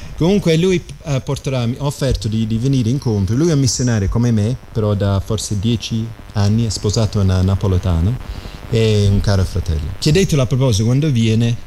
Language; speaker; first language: Italian; non-native, fluent; English